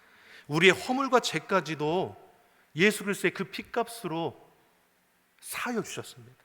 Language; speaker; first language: Korean; native; Korean